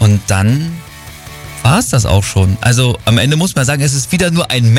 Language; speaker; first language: German; native; German